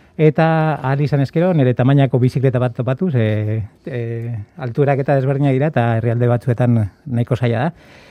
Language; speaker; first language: Basque; native; Basque